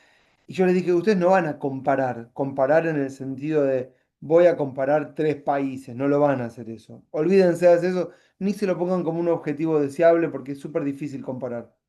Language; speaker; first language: Spanish; native; Spanish